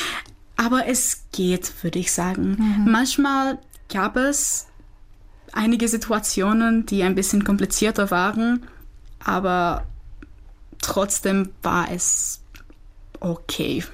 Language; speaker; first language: German; non-native, fluent; Czech